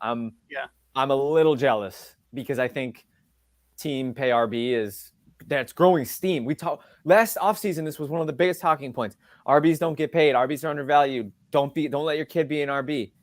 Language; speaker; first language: English; native; English